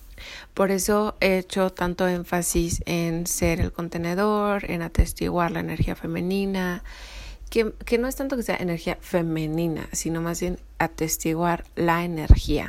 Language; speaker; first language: Spanish; native; Spanish